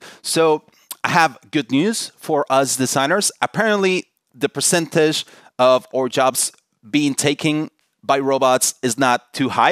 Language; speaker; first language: English; non-native, fluent; Spanish